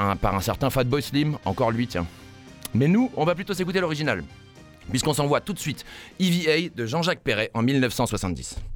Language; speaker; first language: French; native; French